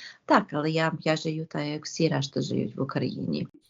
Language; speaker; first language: Ukrainian; early bilingual, heritage; Ukrainian